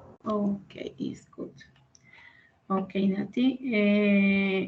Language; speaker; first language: English; non-native, learner; Spanish